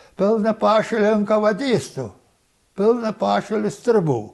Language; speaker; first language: Lithuanian; native; Lithuanian